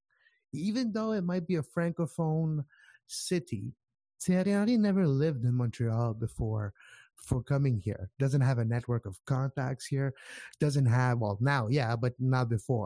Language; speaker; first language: English; native; English